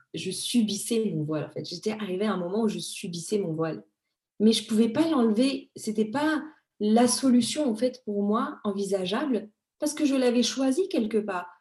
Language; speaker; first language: French; early bilingual, other home language; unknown